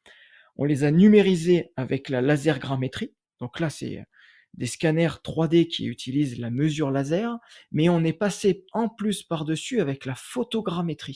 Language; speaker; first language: French; native; French